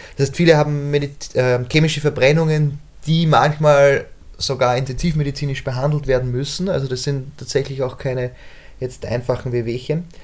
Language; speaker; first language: German; native; German